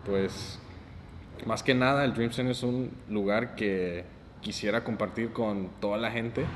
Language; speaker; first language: Spanish; early bilingual, heritage; Spanish